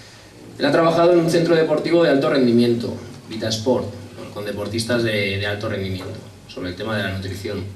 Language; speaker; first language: Spanish; native; Spanish